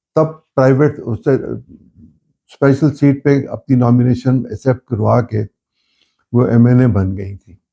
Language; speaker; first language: Urdu; non-native, local second language; Punjabi